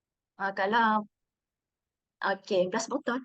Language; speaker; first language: Malay; native; Malay